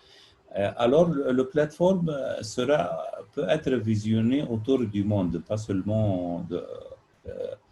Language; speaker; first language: French; non-native, learner; Arabic